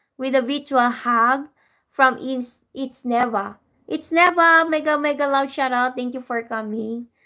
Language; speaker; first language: English; non-native, local second language; Filipino